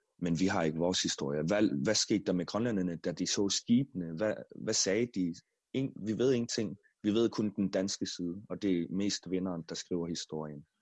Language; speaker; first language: Danish; non-native, local second language; Kalaallisut